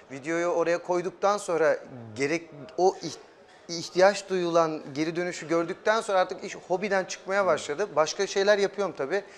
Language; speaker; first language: Turkish; early bilingual, heritage; German